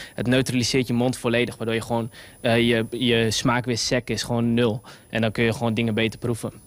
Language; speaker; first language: Dutch; native; Dutch